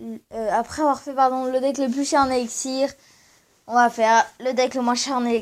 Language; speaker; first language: French; native; French